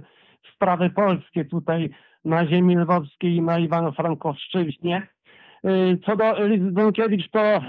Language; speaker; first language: Polish; early bilingual, heritage; Polish